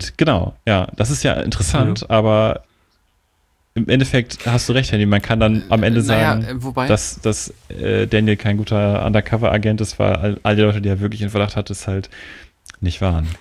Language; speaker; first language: German; native; German